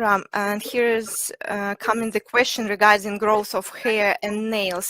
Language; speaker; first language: English; non-native, fluent; Russian